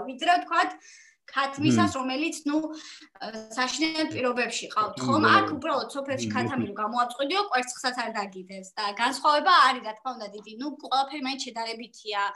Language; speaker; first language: Georgian; native; Georgian